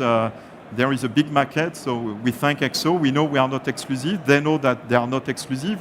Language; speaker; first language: English; non-native, fluent; French